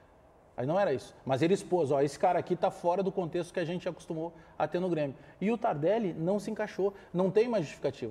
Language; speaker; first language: Portuguese; native; Portuguese